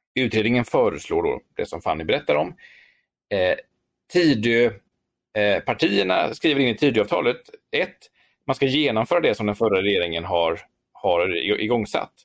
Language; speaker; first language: Swedish; native; Swedish